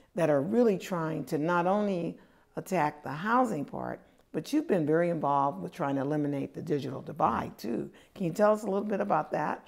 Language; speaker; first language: English; native; English